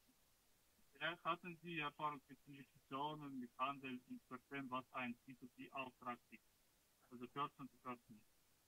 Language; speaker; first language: German; non-native, learner; Russian